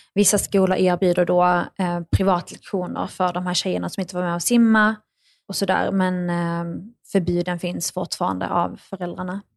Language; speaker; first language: Swedish; early bilingual, other home language; Arabic